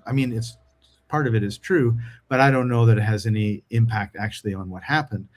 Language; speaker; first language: English; native; English